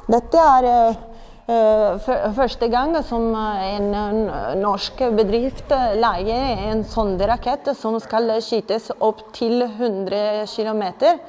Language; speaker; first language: Norwegian; non-native, fluent; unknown